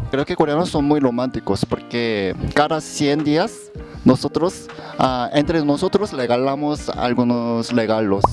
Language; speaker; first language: Spanish; non-native, learner; Korean